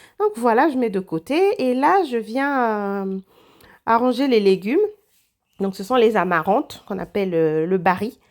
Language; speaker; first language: French; non-native, local second language; Lingala